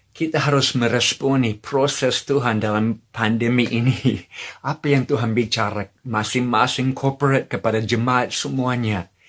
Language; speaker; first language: Indonesian; non-native, fluent; English